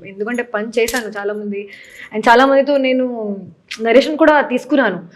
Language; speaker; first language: Telugu; non-native, local second language; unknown